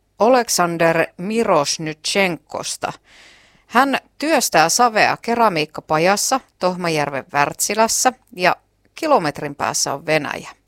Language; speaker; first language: Finnish; native; Finnish